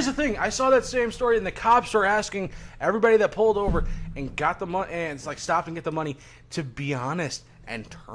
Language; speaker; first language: English; native; English